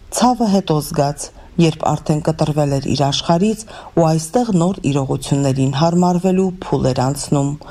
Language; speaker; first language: Armenian; native; Armenian